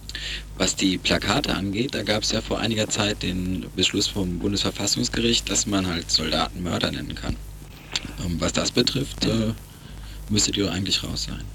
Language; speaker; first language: German; native; German